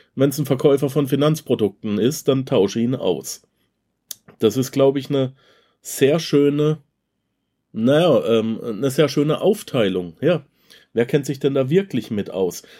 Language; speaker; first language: German; native; German